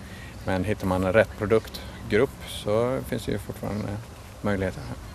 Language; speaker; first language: Swedish; native; Swedish